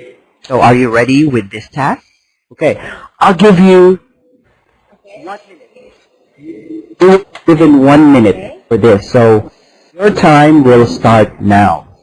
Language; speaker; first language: English; non-native, fluent; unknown